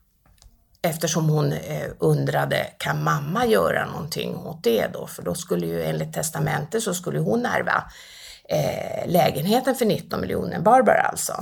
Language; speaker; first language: Swedish; native; Swedish